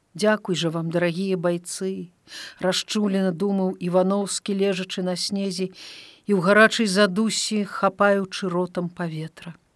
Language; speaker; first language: Belarusian; native; Belarusian